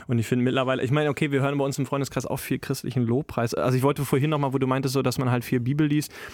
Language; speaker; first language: German; native; German